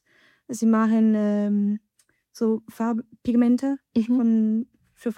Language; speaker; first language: German; non-native, fluent; French